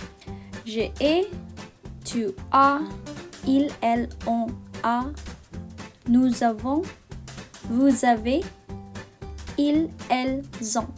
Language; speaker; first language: French; non-native, learner; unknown